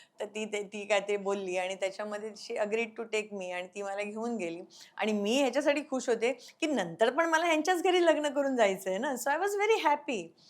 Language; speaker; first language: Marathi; non-native, local second language; Konkani